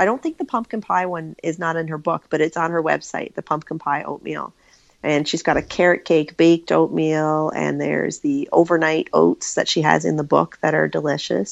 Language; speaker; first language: English; native; English